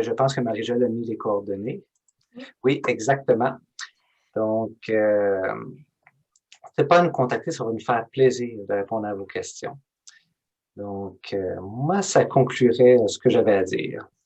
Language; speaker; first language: French; native; French